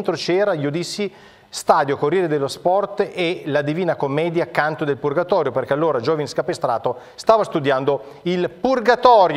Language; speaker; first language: Italian; native; Italian